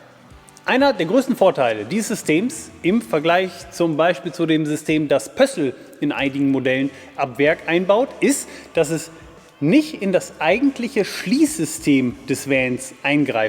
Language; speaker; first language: German; native; German